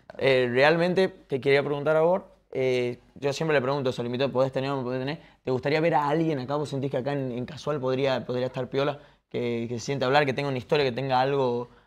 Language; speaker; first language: Spanish; native; Spanish